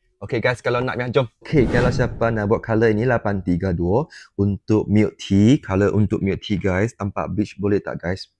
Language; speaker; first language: Malay; non-native, local second language; Chinese